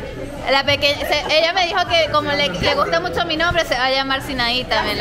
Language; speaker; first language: Spanish; native; Spanish